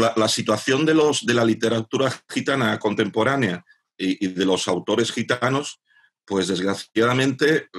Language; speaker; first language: Spanish; native; Spanish